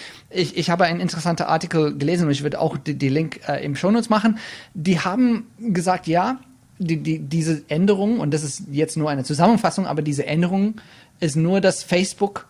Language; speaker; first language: German; non-native, fluent; English